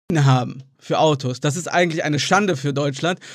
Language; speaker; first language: German; native; German